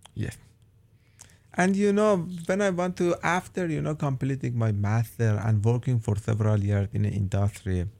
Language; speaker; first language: English; non-native, fluent; Persian